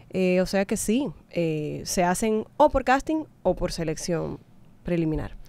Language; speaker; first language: Spanish; native; Spanish